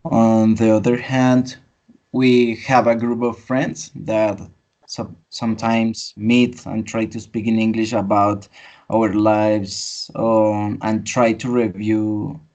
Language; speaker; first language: English; non-native, fluent; Spanish